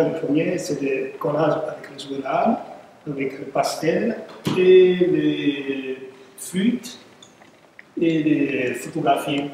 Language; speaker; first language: French; non-native, fluent; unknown